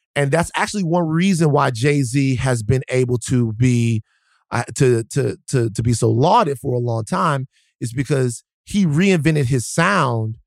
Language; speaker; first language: English; native; English